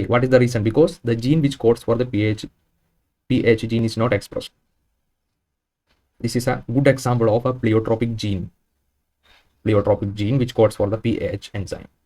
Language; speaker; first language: English; non-native, local second language; Malayalam